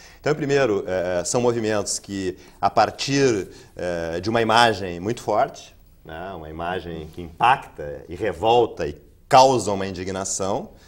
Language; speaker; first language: Portuguese; native; Portuguese